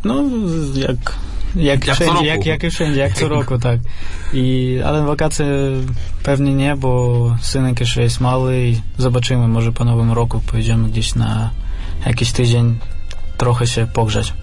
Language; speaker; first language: Polish; non-native, fluent; Russian